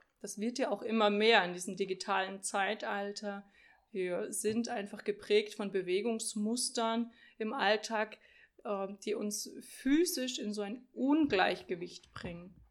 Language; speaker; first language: German; early bilingual, other home language; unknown